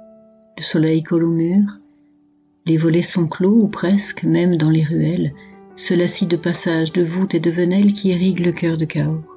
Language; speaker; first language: French; native; French